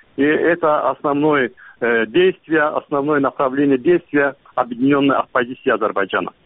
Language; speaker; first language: Russian; non-native, local second language; Azerbaijani